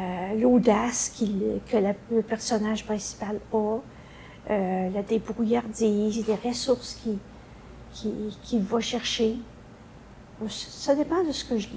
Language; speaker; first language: French; native; French